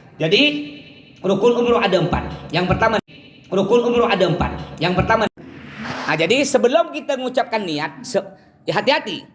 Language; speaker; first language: Malay; native; Malay